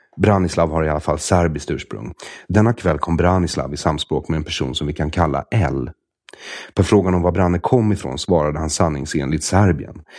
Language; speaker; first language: Swedish; native; Swedish